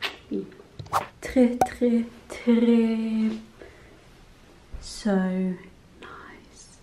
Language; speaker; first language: French; non-native, learner; Norwegian